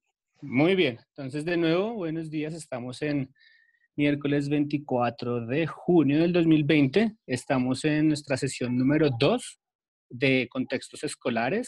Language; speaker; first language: Spanish; native; Spanish